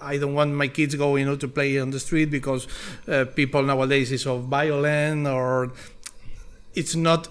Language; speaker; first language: English; non-native, fluent; Spanish